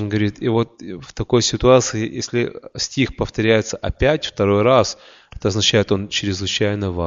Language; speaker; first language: Russian; native; Russian